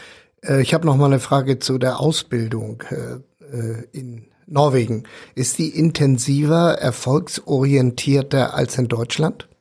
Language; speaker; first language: German; native; German